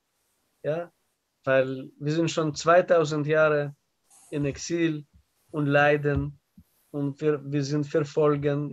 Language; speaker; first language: German; non-native, learner; Russian